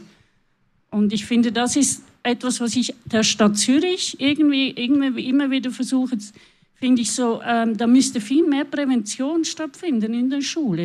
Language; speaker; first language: German; native; German